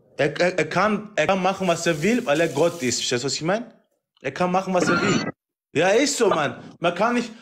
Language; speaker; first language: German; non-native, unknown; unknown